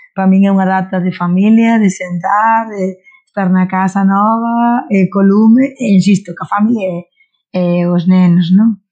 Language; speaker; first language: Galician; non-native, local second language; Spanish